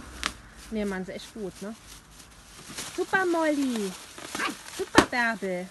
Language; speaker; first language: German; native; German